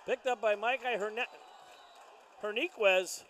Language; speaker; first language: English; native; English